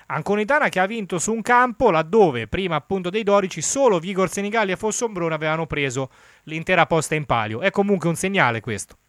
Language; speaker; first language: Italian; native; Italian